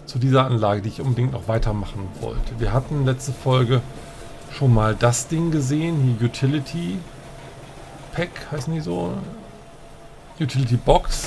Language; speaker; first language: German; native; German